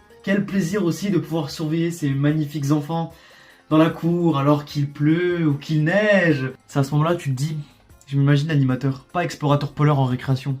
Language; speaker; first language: French; native; French